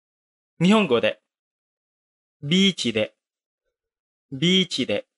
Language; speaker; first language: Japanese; non-native, fluent; Indonesian